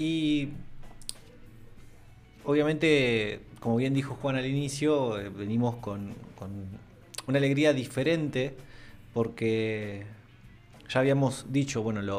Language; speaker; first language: Spanish; native; Spanish